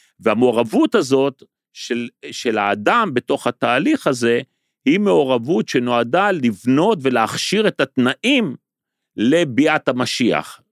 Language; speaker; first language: Hebrew; native; Hebrew